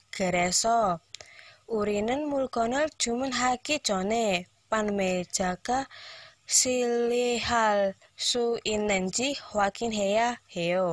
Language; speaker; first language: Korean; non-native, learner; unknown